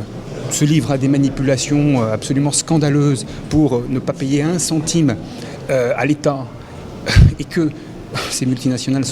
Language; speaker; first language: French; native; French